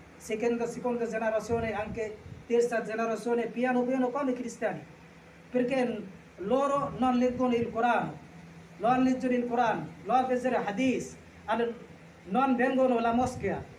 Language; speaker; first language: Italian; non-native, learner; Bangla